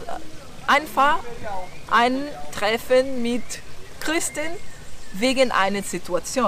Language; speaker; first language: German; non-native, learner; Portuguese